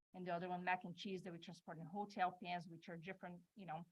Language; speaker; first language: English; non-native, fluent; Portuguese